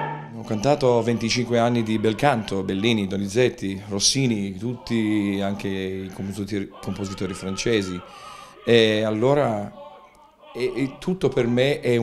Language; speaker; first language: Italian; non-native, fluent; English